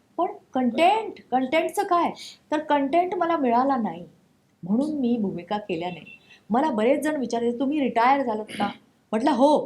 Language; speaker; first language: Marathi; non-native, local second language; Konkani